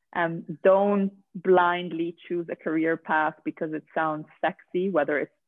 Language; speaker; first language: English; non-native, fluent; Arabic